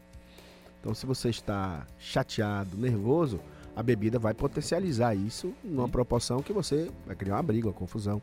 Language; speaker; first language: Portuguese; native; Portuguese